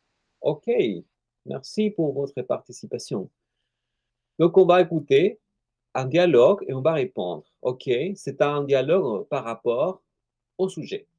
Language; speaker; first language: French; non-native, fluent; Spanish